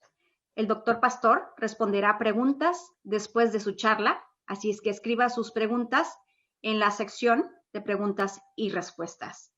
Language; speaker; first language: Spanish; native; Spanish